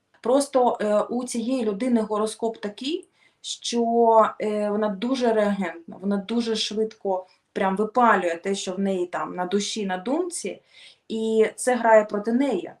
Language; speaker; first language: Ukrainian; non-native, local second language; Russian